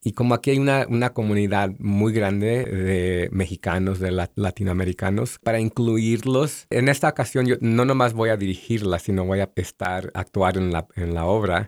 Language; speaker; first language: Spanish; early bilingual, heritage; Spanish